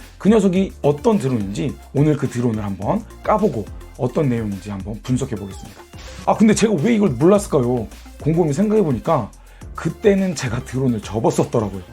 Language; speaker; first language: Korean; native; Korean